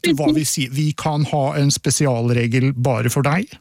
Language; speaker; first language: Norwegian; native; Norwegian